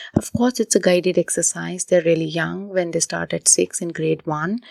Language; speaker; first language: English; non-native, local second language; Hindi